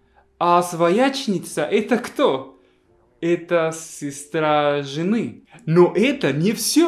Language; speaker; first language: Russian; non-native, fluent; Spanish